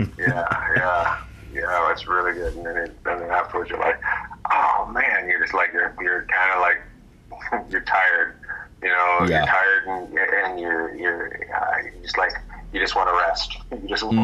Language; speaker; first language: English; native; English